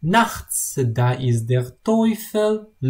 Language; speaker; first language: German; non-native, learner; Russian